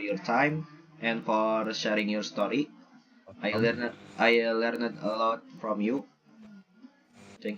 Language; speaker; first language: English; non-native, learner; Indonesian